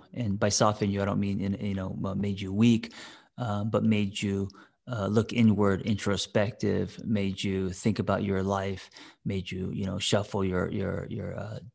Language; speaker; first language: English; native; English